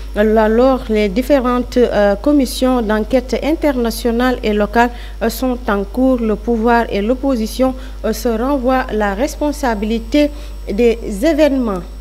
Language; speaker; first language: French; non-native, local second language; Fula